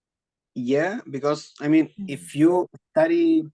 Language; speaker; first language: English; non-native, learner; Spanish